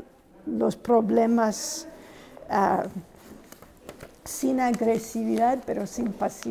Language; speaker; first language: Spanish; non-native, fluent; English